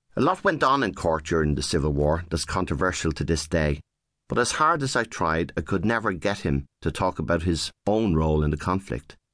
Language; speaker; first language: English; native; English